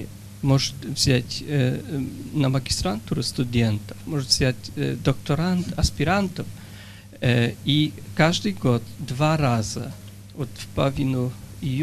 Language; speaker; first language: Russian; non-native, fluent; Polish